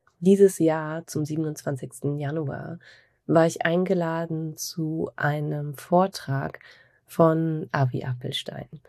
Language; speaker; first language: German; native; German